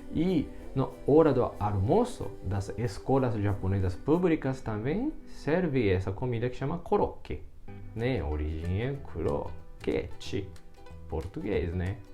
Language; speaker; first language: Portuguese; non-native, fluent; Japanese